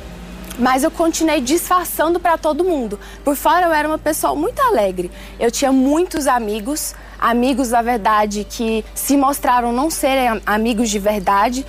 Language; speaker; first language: Portuguese; early bilingual, other home language; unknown